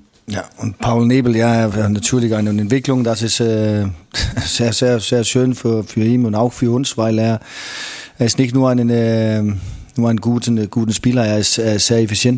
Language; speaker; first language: German; non-native, fluent; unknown